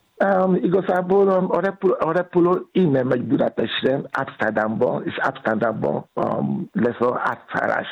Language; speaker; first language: Hungarian; non-native, learner; Yoruba